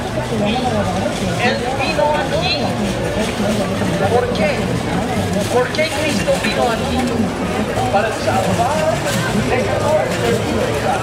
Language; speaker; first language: Spanish; non-native, learner; English